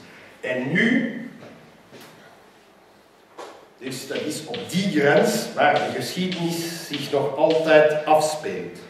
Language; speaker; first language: Dutch; non-native, local second language; French